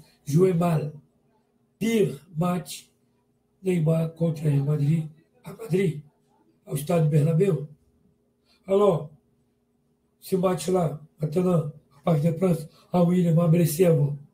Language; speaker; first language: French; non-native, learner; Portuguese